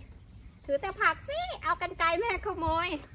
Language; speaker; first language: Thai; native; Thai